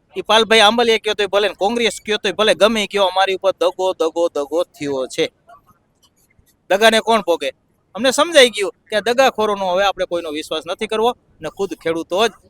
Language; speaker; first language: Gujarati; native; Gujarati